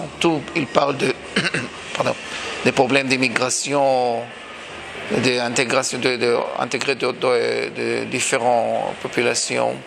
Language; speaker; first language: French; non-native, fluent; Hebrew